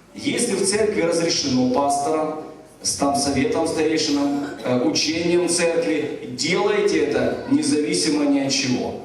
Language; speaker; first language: Russian; native; Russian